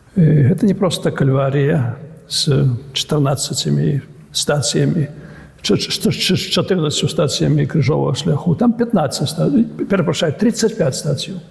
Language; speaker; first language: Belarusian; native; Belarusian